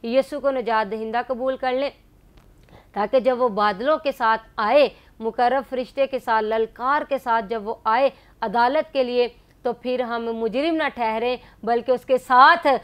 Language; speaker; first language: Urdu; non-native, local second language; Punjabi